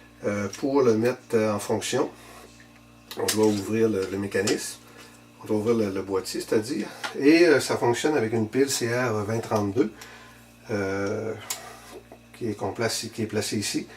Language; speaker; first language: French; native; French